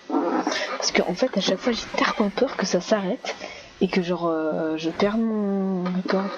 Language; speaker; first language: French; native; French